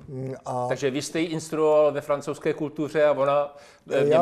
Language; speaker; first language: Czech; native; Czech